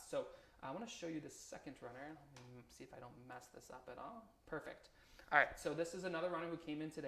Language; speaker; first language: English; native; English